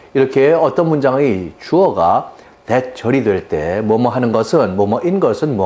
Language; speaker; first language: Korean; native; Korean